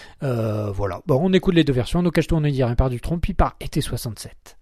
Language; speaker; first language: French; native; French